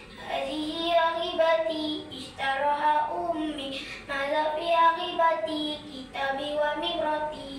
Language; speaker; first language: Arabic; non-native, learner; Malay